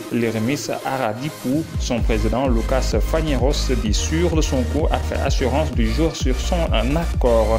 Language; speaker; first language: French; non-native, local second language; Wolof